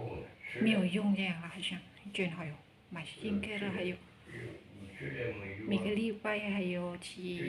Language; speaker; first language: Chinese; non-native, learner; Indonesian